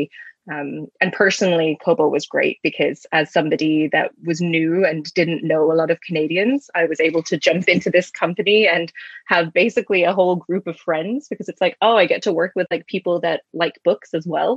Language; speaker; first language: English; native; English